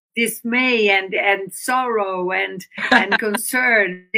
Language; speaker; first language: English; non-native, fluent; Italian